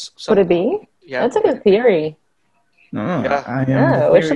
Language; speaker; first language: English; non-native, fluent; Spanish